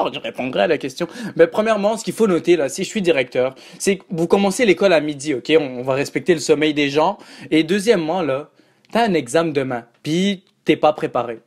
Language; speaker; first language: French; native; French